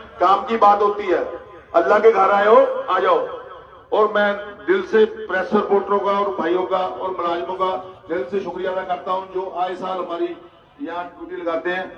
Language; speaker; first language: Urdu; non-native, local second language; Punjabi